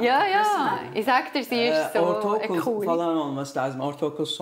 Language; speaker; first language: German; native; German